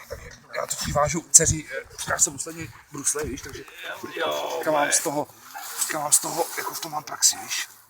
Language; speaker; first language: Czech; native; Czech